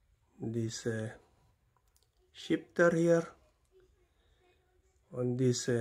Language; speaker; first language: German; non-native, learner; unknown